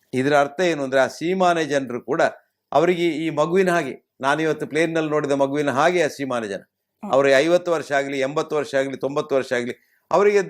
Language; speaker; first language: Kannada; native; Kannada